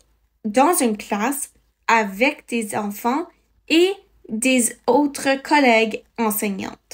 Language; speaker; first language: French; non-native, fluent; English